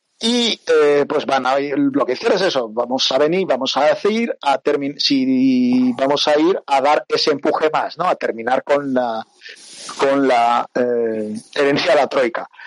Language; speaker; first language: Spanish; early bilingual, other home language; Portuguese